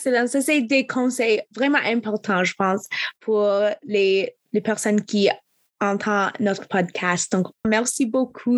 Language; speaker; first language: French; non-native, local second language; English